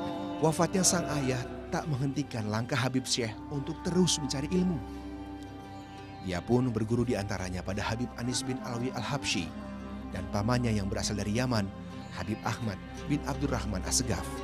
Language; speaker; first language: Indonesian; native; Indonesian